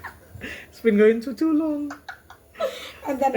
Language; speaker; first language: English; non-native, fluent; Indonesian